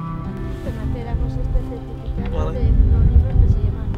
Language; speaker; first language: Spanish; native; Spanish